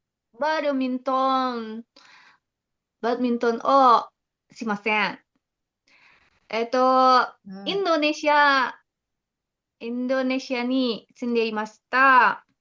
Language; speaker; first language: Japanese; non-native, learner; Indonesian